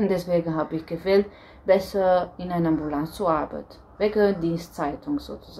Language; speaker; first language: German; non-native, fluent; Romanian